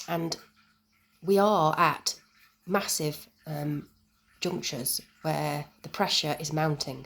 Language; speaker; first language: English; native; English